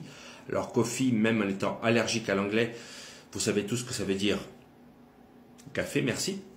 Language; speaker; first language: French; native; French